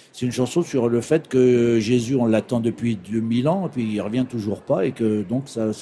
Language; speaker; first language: French; native; French